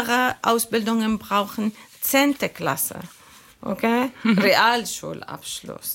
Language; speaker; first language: German; non-native, learner; Arabic